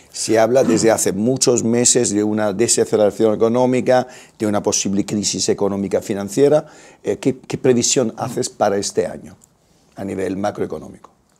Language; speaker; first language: Spanish; non-native, fluent; Italian